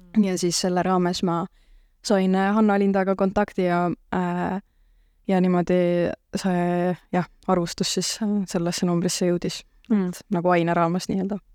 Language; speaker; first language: Estonian; native; Estonian